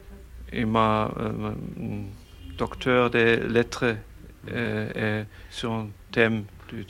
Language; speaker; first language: French; non-native, learner; German